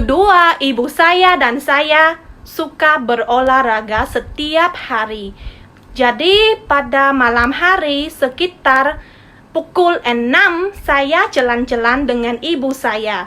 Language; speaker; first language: Indonesian; non-native, learner; Khmer